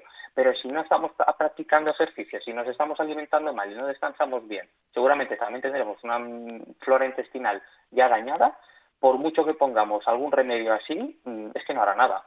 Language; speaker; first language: Spanish; native; Spanish